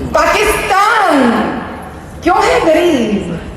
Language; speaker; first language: Hindi; non-native, local second language; Telugu